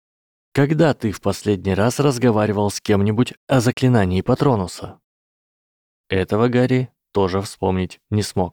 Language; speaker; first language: Russian; native; Russian